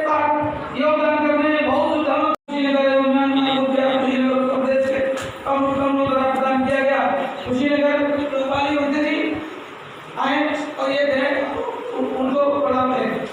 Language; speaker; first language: Hindi; native; Hindi